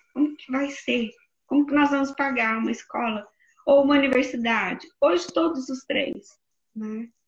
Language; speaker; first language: Portuguese; native; Portuguese